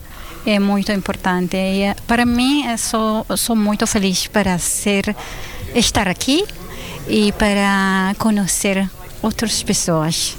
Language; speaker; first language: Portuguese; non-native, learner; Hebrew